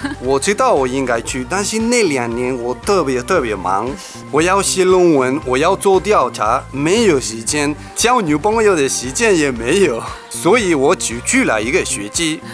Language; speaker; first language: Chinese; non-native, fluent; Spanish